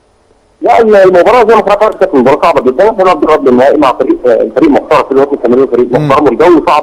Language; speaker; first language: Arabic; native; Arabic